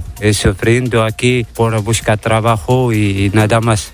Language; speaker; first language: Spanish; non-native, learner; Arabic